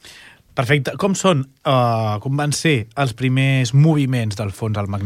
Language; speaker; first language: Catalan; native; Catalan